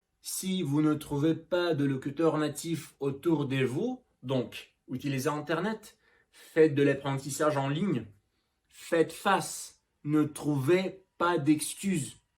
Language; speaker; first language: French; non-native, learner; Russian